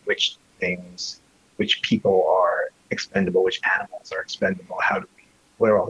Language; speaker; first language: English; native; English